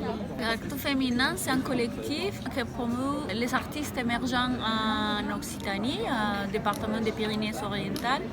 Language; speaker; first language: French; non-native, fluent; Spanish